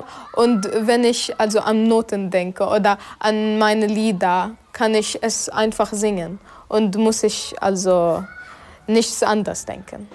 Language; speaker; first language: German; non-native, fluent; Arabic